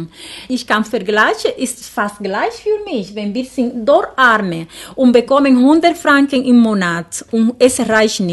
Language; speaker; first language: German; non-native, learner; Spanish